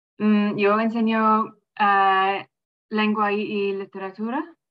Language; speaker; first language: Spanish; non-native, learner; English